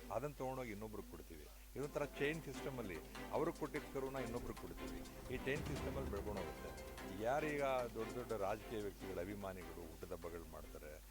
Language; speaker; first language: Kannada; native; Kannada